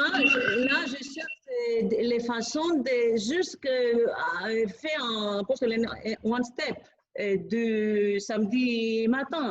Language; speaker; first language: French; non-native, fluent; Greek